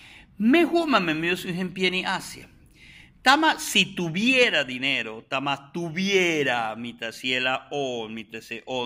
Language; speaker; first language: Finnish; non-native, fluent; Spanish